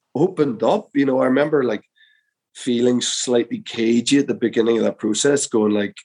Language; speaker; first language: English; native; English